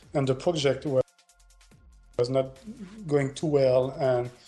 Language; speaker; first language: English; non-native, fluent; French